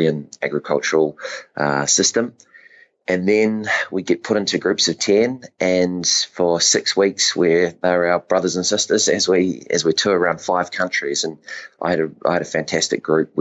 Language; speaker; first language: English; native; English